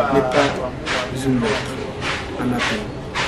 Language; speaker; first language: French; non-native, local second language; Kongo